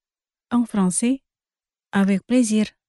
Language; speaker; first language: French; non-native, fluent; Indonesian